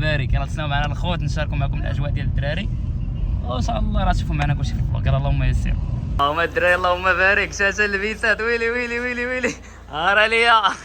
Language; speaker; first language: Arabic; native; Arabic